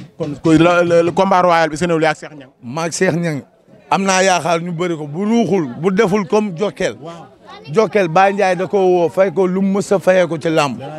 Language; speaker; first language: Wolof; native; Wolof